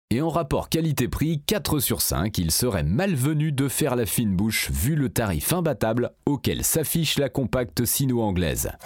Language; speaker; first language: French; native; French